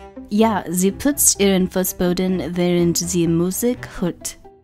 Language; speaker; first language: German; non-native, fluent; English